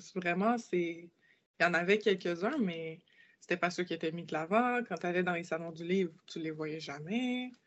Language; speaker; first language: French; native; French